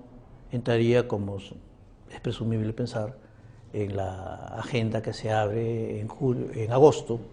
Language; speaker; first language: Spanish; native; Spanish